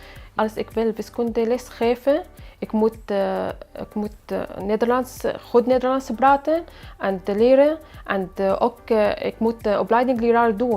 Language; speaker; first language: Dutch; non-native, learner; Arabic